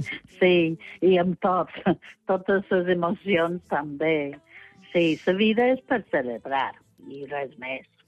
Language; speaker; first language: Catalan; non-native, fluent; English